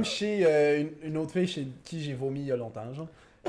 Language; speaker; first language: French; native; French